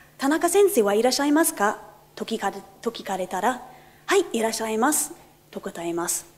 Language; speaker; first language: Japanese; non-native, fluent; English